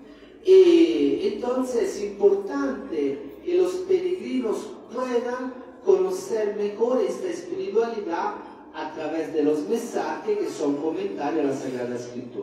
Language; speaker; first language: Spanish; non-native, fluent; Italian